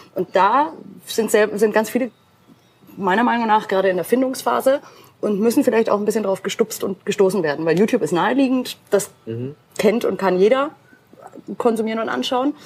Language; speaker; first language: German; native; German